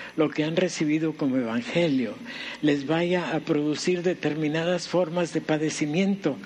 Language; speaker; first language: Spanish; native; Spanish